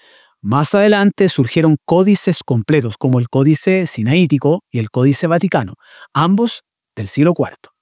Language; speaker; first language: Spanish; native; Spanish